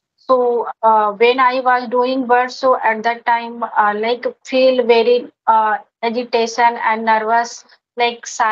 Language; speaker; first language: English; non-native, learner; Hindi